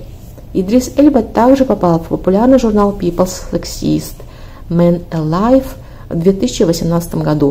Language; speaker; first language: Russian; native; Russian